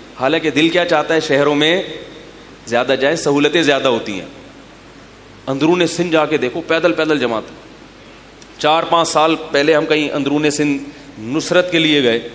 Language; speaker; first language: Urdu; native; Urdu